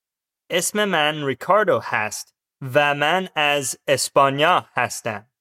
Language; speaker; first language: Persian; non-native, learner; English